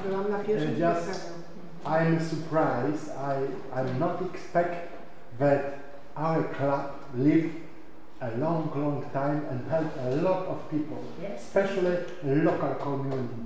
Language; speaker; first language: English; non-native, learner; Polish